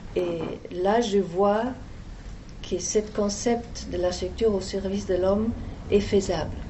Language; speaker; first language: French; non-native, fluent; German